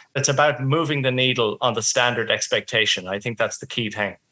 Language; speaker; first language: English; native; English